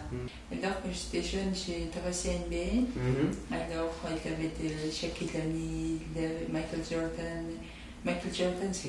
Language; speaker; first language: French; non-native, fluent; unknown